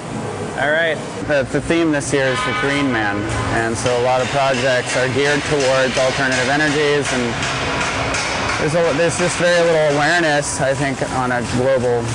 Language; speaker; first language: English; native; English